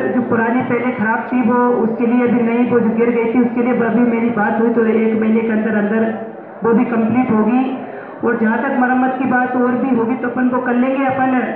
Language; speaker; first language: Hindi; native; Hindi